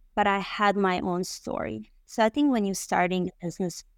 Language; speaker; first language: English; non-native, fluent; Bosnian